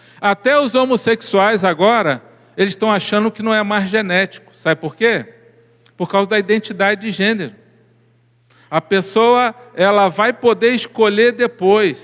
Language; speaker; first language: Portuguese; native; Portuguese